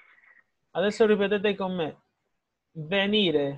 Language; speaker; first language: Italian; non-native, fluent; Spanish